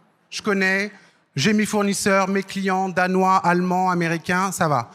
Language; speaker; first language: French; native; French